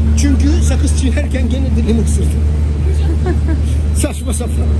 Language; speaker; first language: Turkish; native; Turkish